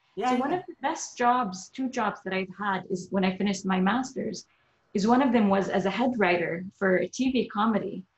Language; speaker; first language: English; non-native, fluent; Arabic